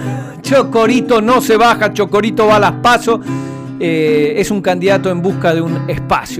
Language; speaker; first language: Spanish; native; Spanish